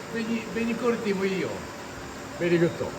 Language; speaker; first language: Japanese; native; Japanese